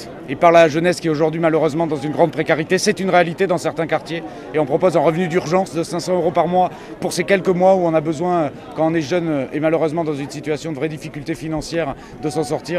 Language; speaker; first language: French; native; French